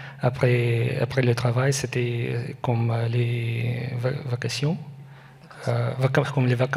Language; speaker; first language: French; non-native, learner; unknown